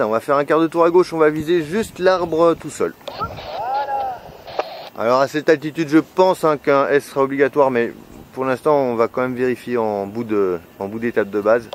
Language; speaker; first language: French; native; French